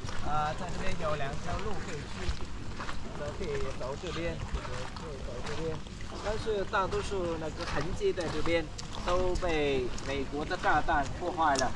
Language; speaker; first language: Chinese; non-native, fluent; Vietnamese